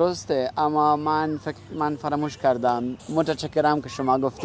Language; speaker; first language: Persian; non-native, learner; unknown